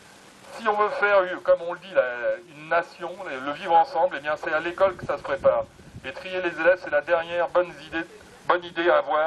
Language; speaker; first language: French; native; French